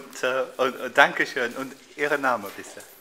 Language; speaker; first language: German; non-native, learner; English